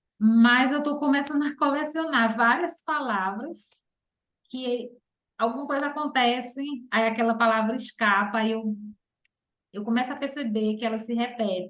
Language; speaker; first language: Portuguese; native; Portuguese